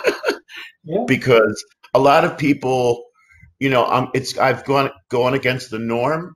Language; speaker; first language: English; native; English